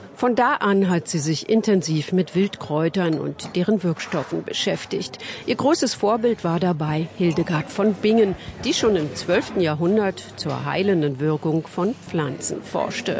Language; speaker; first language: German; native; German